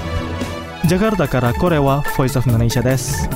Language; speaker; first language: Japanese; non-native, fluent; Indonesian